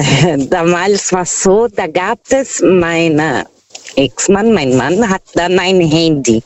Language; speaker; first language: German; non-native, fluent; Portuguese